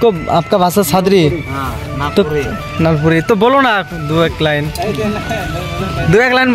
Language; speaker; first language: Hindi; non-native, local second language; Bangla